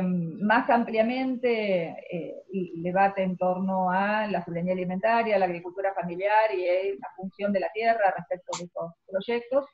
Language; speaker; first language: Spanish; native; Spanish